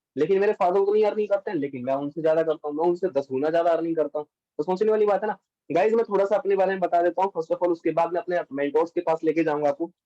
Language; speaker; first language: Hindi; native; Hindi